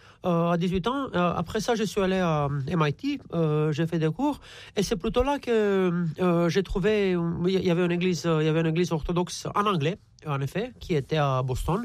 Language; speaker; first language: French; non-native, fluent; Romanian